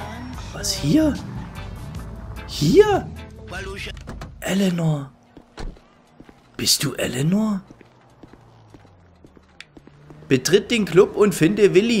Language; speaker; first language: German; native; German